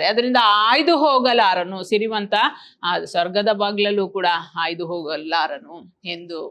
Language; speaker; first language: Kannada; native; Kannada